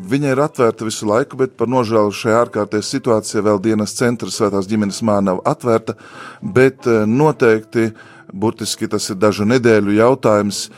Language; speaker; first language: Latvian; native; Latvian